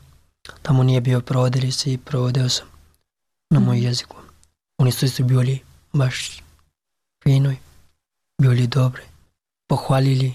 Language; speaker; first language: Serbian; non-native, learner; Pashto